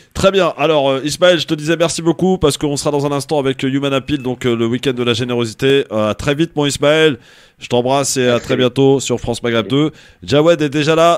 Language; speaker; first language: French; native; French